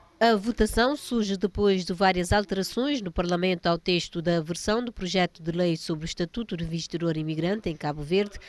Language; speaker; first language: Portuguese; non-native, local second language; Kabuverdianu